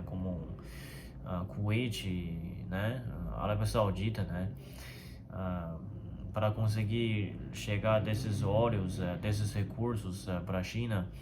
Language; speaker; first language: Portuguese; non-native, fluent; Chinese